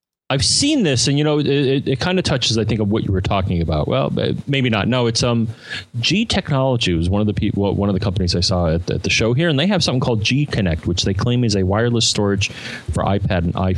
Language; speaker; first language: English; native; English